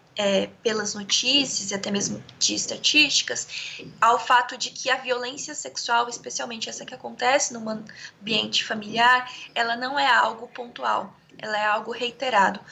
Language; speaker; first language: Portuguese; native; Portuguese